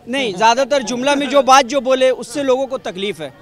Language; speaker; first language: Hindi; non-native, local second language; Bangla